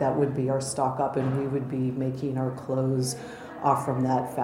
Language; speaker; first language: English; native; English